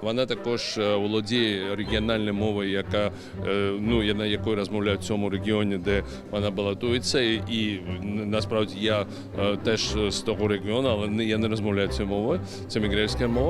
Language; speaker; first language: Ukrainian; non-native, learner; Georgian